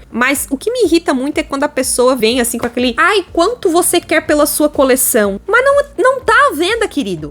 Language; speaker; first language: Portuguese; native; Portuguese